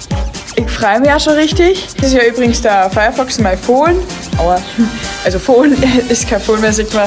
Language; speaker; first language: German; native; German